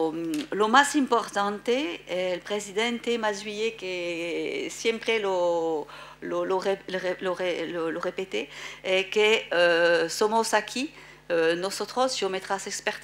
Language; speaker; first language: Spanish; non-native, fluent; French